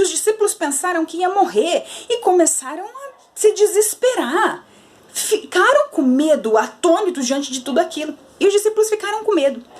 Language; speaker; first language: Portuguese; native; Portuguese